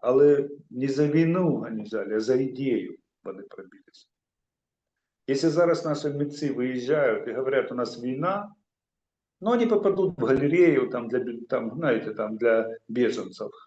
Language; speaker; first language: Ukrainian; non-native, local second language; Russian